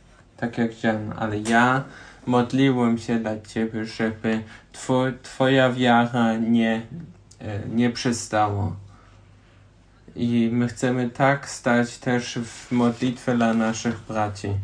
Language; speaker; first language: Polish; non-native, learner; German